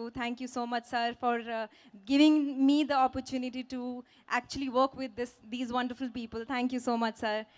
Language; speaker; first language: Telugu; non-native, learner; Hindi